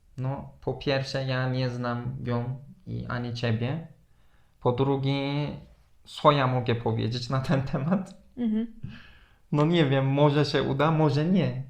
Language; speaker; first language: Polish; non-native, fluent; Turkish